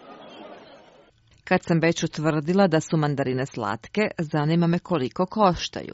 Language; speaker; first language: Croatian; native; Croatian